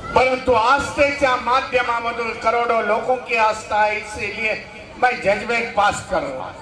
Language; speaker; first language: Hindi; non-native, local second language; Marathi